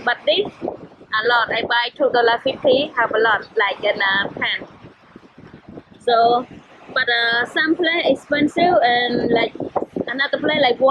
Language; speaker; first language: English; non-native, learner; Khmer